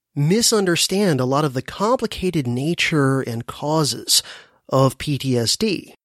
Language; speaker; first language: English; native; English